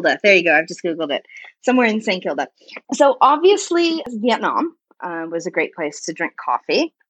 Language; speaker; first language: English; native; English